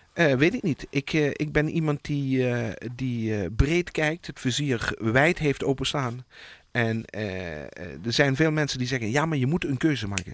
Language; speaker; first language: Dutch; native; Dutch